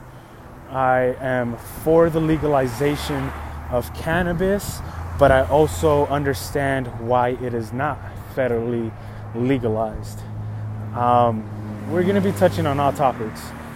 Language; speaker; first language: English; native; English